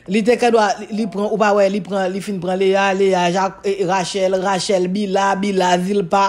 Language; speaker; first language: French; non-native, local second language; Haitian Creole